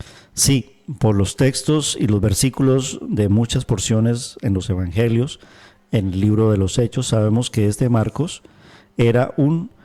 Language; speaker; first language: Spanish; native; Spanish